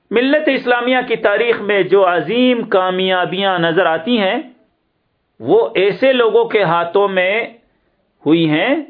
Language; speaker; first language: Urdu; native; Urdu